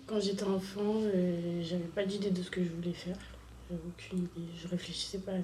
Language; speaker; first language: French; native; French